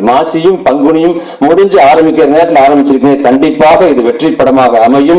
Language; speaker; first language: Tamil; native; Tamil